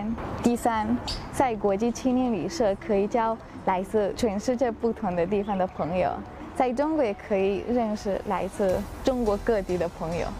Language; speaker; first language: Chinese; non-native, fluent; Spanish